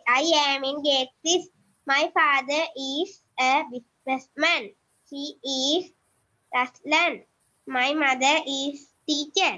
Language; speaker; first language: English; non-native, learner; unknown